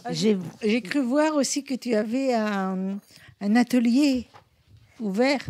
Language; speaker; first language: French; native; French